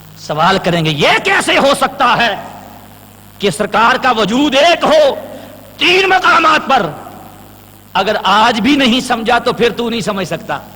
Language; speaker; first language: Urdu; non-native, local second language; Punjabi